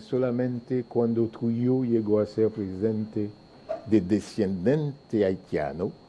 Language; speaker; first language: Spanish; non-native, fluent; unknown